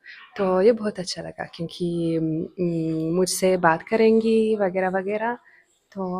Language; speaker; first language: Hindi; non-native, fluent; Italian